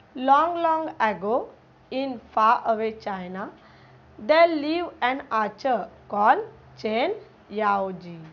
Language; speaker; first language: English; non-native, local second language; Marathi